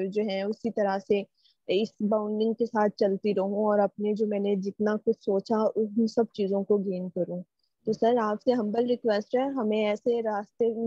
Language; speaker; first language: Urdu; native; Urdu